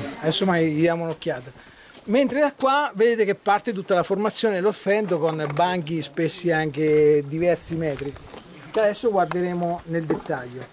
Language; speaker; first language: Italian; native; Italian